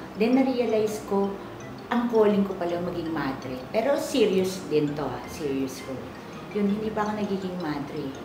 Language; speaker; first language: Filipino; native; Filipino